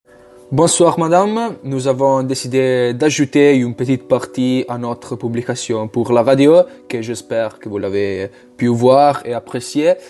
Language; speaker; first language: French; non-native, learner; Italian